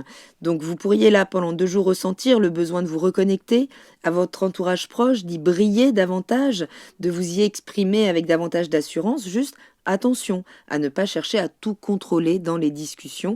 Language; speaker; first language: French; native; French